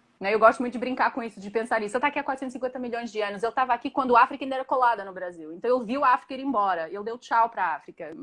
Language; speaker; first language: Portuguese; native; Portuguese